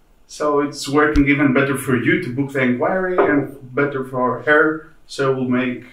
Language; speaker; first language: English; non-native, fluent; Greek